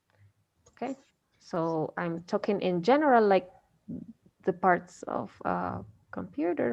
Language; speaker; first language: English; non-native, fluent; Spanish